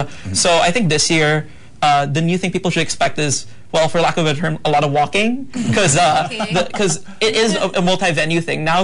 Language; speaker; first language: English; non-native, local second language; Hiligaynon